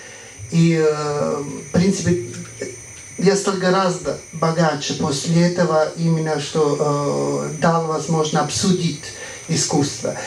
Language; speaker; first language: Russian; non-native, fluent; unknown